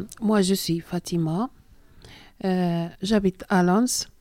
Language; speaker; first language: French; non-native, learner; Arabic